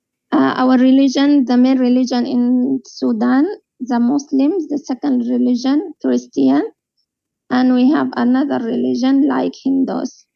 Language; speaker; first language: English; non-native, learner; Arabic